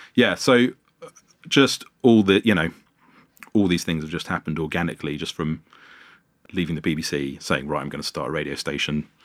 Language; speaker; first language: English; native; English